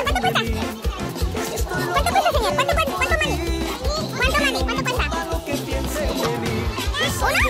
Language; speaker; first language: Spanish; early bilingual, heritage; English